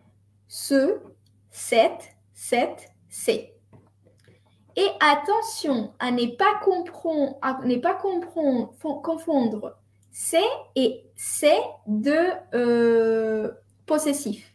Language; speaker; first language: French; non-native, fluent; Spanish